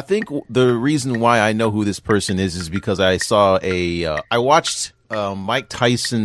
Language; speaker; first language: English; native; English